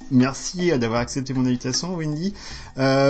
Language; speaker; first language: French; native; French